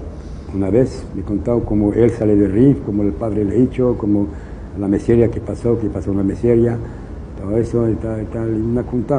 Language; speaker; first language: Spanish; non-native, local second language; Riffian